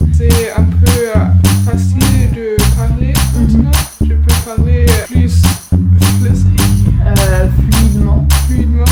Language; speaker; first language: French; non-native, learner; German